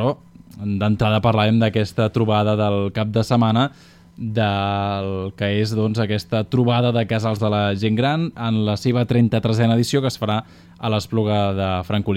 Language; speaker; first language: Catalan; native; Catalan